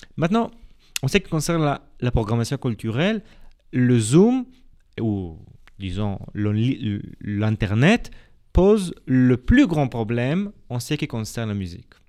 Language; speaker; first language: French; non-native, fluent; Hebrew